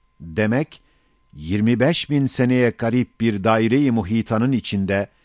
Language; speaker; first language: Turkish; native; Turkish